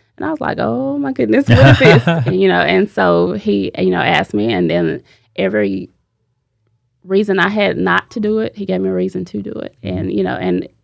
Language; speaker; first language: English; native; English